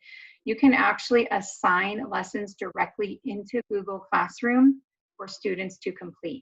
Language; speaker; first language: English; native; English